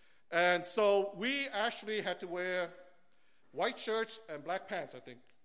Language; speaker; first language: English; early bilingual, other home language; Vietnamese